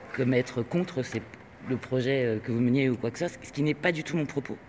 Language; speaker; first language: French; non-native, fluent; Spanish